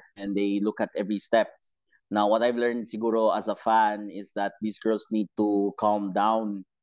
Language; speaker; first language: English; non-native, local second language; Cebuano